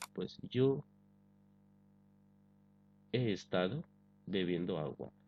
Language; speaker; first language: Spanish; non-native, fluent; Urdu